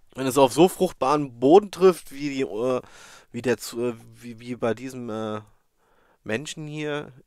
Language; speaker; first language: German; native; German